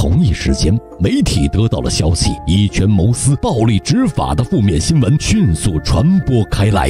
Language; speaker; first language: Chinese; native; Chinese